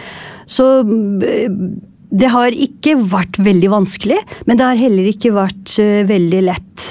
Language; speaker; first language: Norwegian; non-native, fluent; Turkish